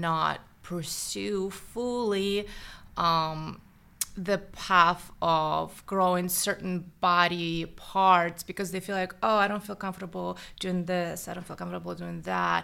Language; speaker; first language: English; non-native, fluent; Russian